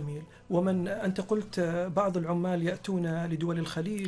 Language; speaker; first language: Arabic; native; Arabic